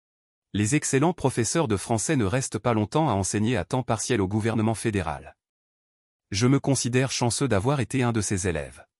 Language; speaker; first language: French; non-native, local second language; English